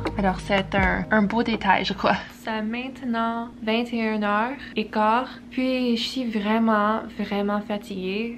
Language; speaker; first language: French; early bilingual, heritage; English